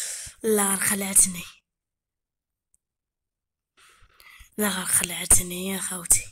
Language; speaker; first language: Arabic; native; Arabic